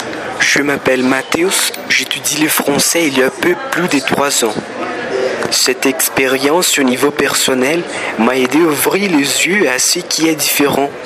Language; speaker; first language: French; non-native, learner; Portuguese